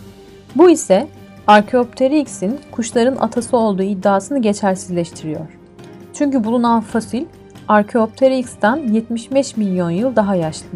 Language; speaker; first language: Turkish; native; Turkish